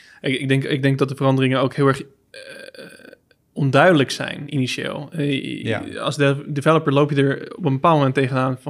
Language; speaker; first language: Dutch; native; Dutch